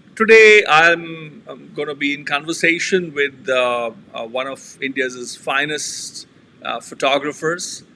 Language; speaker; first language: English; non-native, local second language; Punjabi